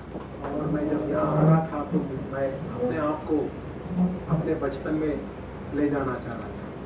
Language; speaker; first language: Hindi; non-native, local second language; Telugu